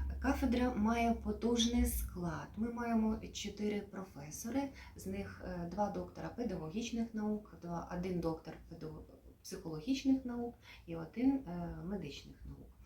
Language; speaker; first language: Ukrainian; native; Ukrainian